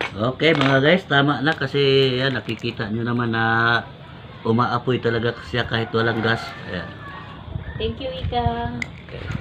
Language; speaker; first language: Filipino; non-native, local second language; Iloko